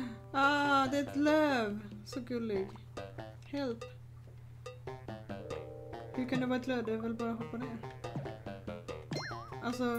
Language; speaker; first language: Swedish; native; Swedish